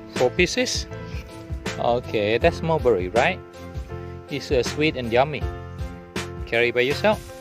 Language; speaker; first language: English; non-native, learner; Thai